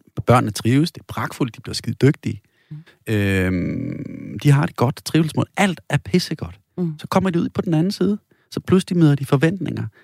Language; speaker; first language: Danish; native; Danish